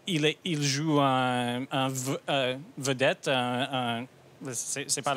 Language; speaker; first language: French; non-native, fluent; English